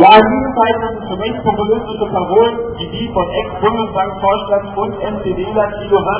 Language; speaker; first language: German; native; German